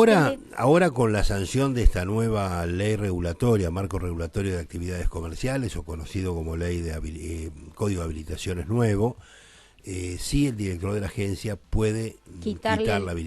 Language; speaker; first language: Spanish; native; Spanish